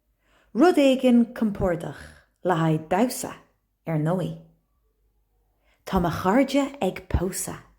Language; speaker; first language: Irish; non-native, local second language; English